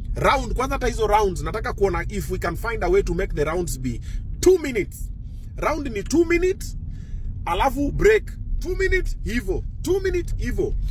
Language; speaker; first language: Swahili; native; Swahili